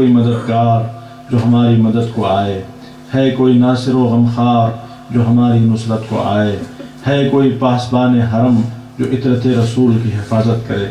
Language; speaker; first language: Urdu; native; Urdu